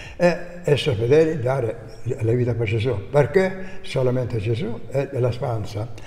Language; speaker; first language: Italian; non-native, fluent; Albanian